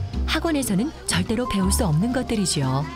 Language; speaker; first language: Korean; native; Korean